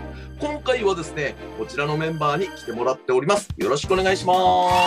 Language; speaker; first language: Japanese; native; Japanese